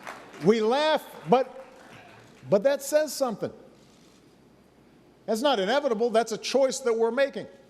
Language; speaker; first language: English; native; English